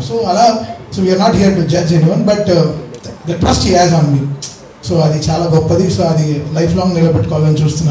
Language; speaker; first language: Telugu; native; Telugu